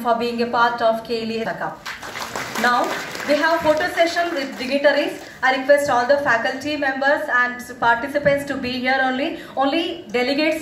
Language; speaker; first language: English; non-native, local second language; Kannada